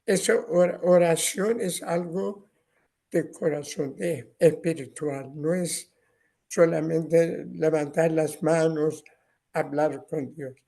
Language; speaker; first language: Spanish; non-native, learner; Persian